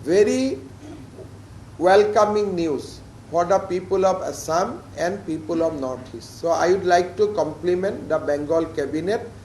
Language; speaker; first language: English; non-native, local second language; Assamese